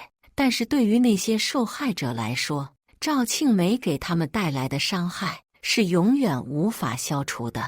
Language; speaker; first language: Chinese; native; Chinese